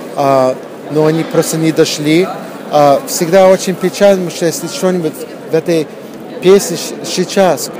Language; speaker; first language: Russian; early bilingual, heritage; English